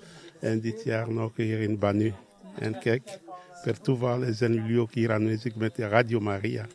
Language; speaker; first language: Dutch; non-native, learner; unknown